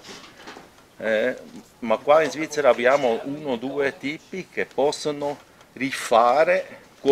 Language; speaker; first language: Italian; non-native, local second language; German